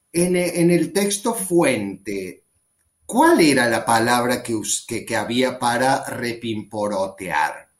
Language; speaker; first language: Spanish; native; Spanish